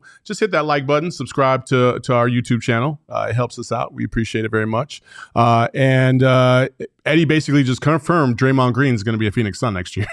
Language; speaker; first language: English; native; English